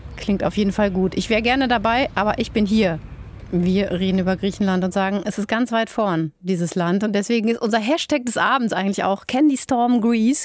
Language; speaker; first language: German; native; German